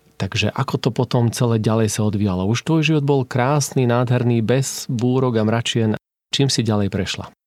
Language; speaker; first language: Slovak; native; Slovak